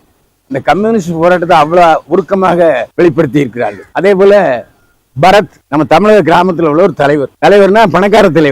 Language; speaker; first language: Tamil; native; Tamil